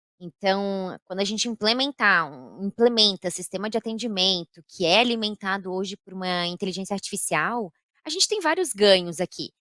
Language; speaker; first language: Portuguese; native; Portuguese